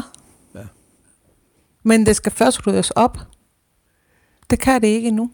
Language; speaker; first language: Danish; non-native, fluent; Spanish